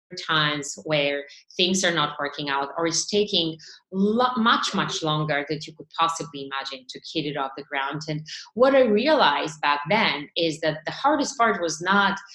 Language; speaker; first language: English; non-native, fluent; Bulgarian